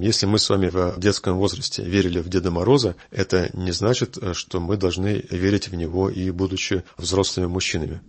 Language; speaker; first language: Russian; native; Russian